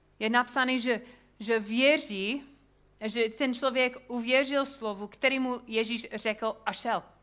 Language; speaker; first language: Czech; non-native, fluent; English